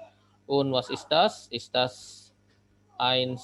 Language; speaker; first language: German; non-native, fluent; Indonesian